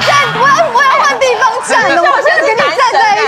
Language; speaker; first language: Chinese; native; Chinese